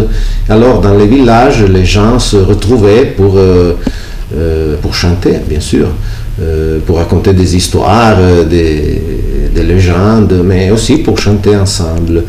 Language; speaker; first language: French; non-native, local second language; Italian